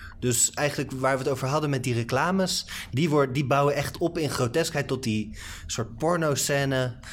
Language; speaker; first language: Dutch; native; Dutch